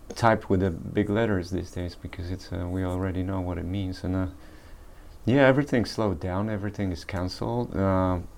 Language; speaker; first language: English; early bilingual, other home language; Polish